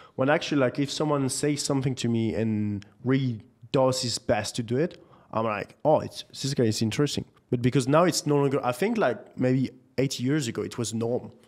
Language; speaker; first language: English; non-native, fluent; French